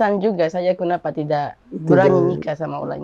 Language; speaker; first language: Indonesian; non-native, learner; Japanese